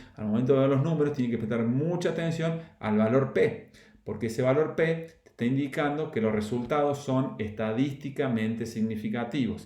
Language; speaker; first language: Spanish; native; Spanish